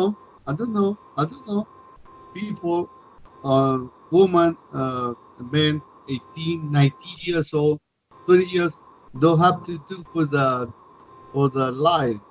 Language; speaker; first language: English; non-native, learner; Spanish